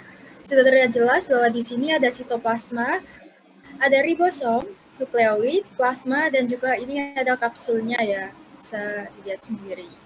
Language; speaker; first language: Indonesian; native; Indonesian